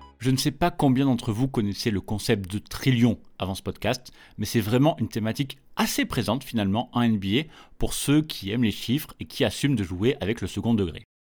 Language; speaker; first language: French; native; French